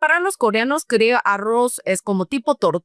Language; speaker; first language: Spanish; non-native, fluent; Korean